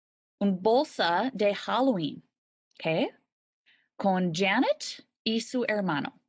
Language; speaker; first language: Spanish; non-native, learner; English